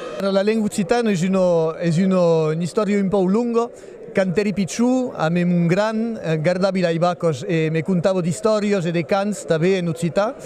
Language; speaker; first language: Occitan; non-native, local second language; French